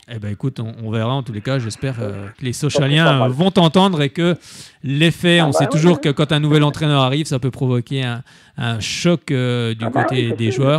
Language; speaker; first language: French; native; French